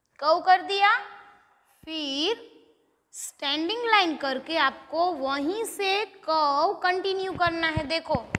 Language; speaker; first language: Hindi; non-native, local second language; Gujarati